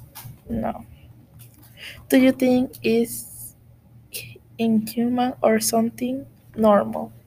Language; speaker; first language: English; non-native, learner; Spanish